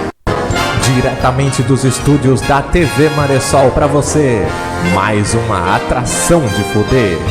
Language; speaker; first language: Portuguese; native; Portuguese